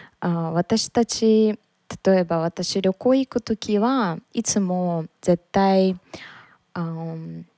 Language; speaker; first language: Japanese; non-native, learner; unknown